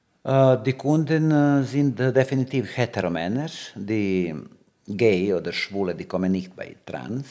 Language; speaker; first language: German; non-native, learner; Serbian